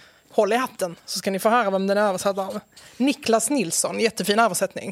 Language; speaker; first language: Swedish; native; Swedish